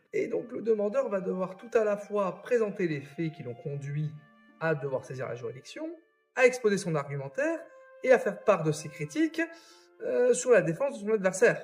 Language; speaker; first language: French; native; French